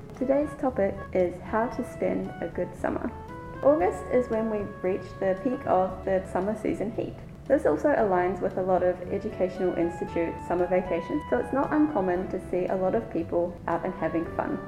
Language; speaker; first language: English; native; English